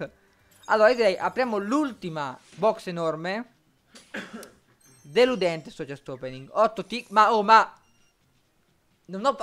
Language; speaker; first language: Italian; native; Italian